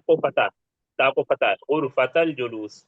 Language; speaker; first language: Arabic; non-native, fluent; Urdu